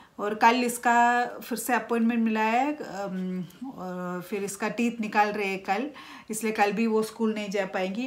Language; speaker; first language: Hindi; non-native, local second language; Malayalam